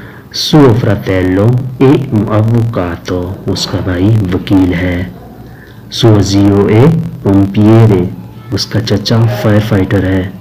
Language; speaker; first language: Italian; non-native, fluent; Urdu